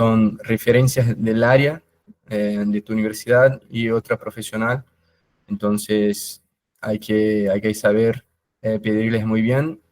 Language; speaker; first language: Spanish; non-native, fluent; Portuguese